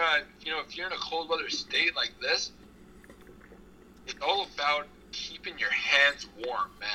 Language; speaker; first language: English; native; English